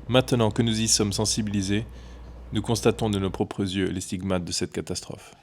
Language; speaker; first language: French; native; French